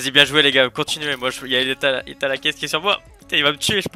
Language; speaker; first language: French; native; French